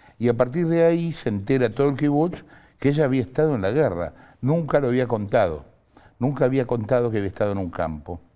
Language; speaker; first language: Spanish; native; Spanish